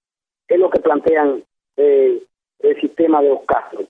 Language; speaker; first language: Spanish; native; Spanish